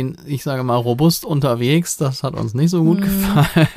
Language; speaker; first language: German; native; German